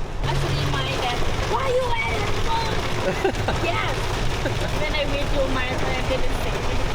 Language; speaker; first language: English; non-native, learner; Thai